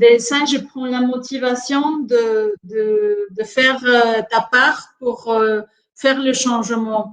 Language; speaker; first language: French; non-native, fluent; Spanish